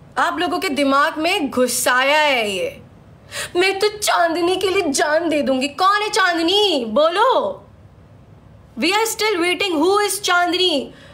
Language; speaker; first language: Urdu; native; Urdu